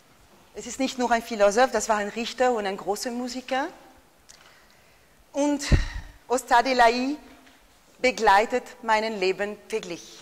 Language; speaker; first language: German; non-native, fluent; French